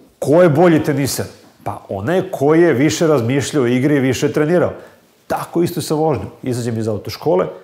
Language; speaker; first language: Serbian; native; Serbian